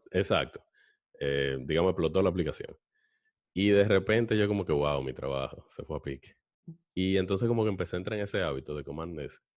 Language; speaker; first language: Spanish; native; Spanish